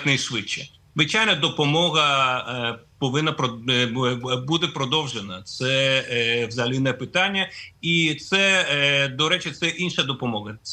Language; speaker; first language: Ukrainian; non-native, fluent; Russian